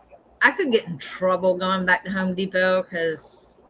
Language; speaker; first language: English; native; English